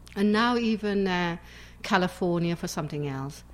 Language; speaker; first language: English; native; English